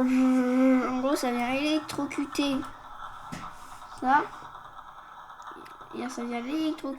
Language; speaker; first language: French; native; French